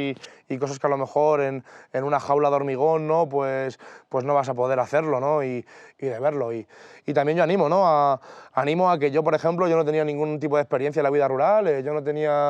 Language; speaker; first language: Spanish; native; Spanish